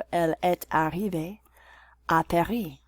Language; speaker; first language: French; non-native, fluent; English